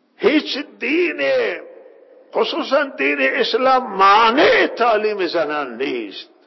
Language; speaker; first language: Persian; non-native, local second language; Baluchi